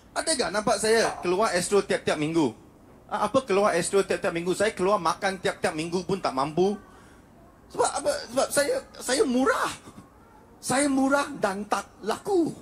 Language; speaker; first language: Malay; non-native, local second language; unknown